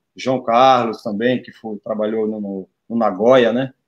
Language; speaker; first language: Portuguese; native; Portuguese